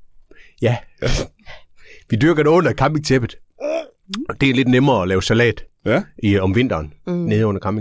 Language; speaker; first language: Danish; native; Danish